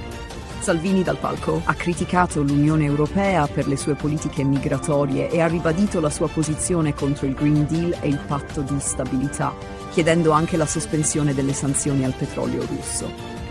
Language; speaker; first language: Italian; native; Italian